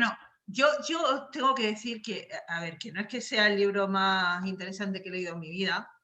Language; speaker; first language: Spanish; native; Spanish